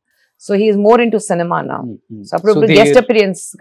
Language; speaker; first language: Telugu; non-native, learner; Tamil